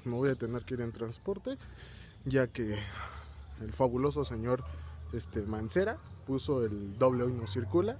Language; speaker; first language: Spanish; native; Spanish